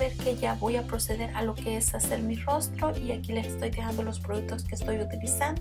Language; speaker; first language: Spanish; native; Spanish